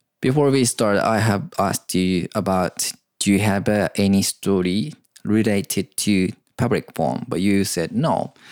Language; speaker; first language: English; non-native, learner; Japanese